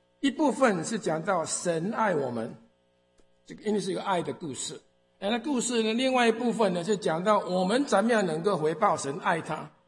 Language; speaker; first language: Chinese; early bilingual, heritage; Chinese